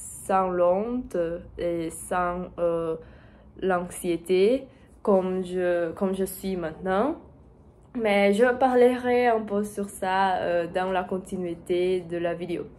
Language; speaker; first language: French; non-native, learner; Portuguese